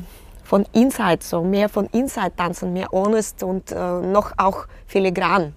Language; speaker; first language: German; non-native, fluent; Russian